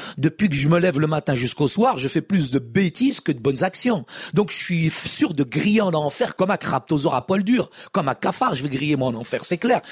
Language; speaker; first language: French; early bilingual, other home language; Arabic